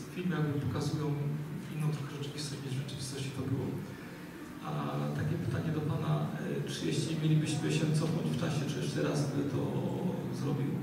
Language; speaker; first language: Polish; native; Polish